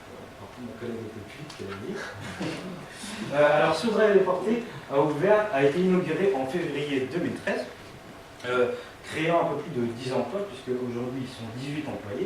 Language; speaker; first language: French; native; French